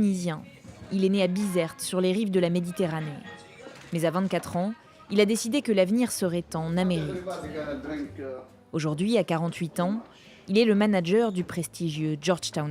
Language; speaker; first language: French; native; French